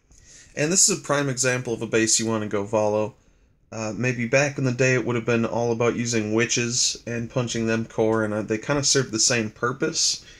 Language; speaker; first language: English; native; English